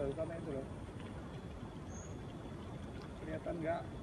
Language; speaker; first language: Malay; non-native, local second language; Javanese